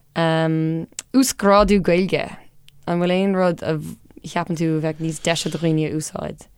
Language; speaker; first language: Irish; non-native, local second language; English